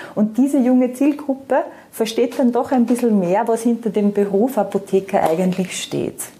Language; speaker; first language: German; native; German